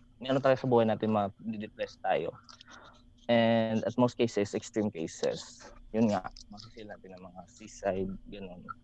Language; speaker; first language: English; non-native, local second language; Hiligaynon